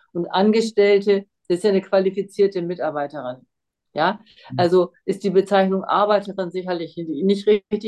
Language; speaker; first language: German; native; German